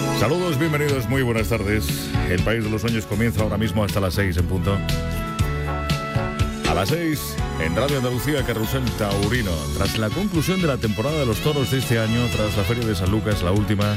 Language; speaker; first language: Spanish; native; Spanish